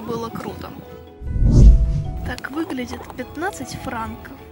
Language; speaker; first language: Russian; native; Russian